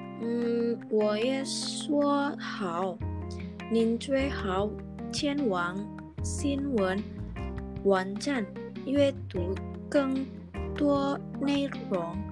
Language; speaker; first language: Chinese; non-native, learner; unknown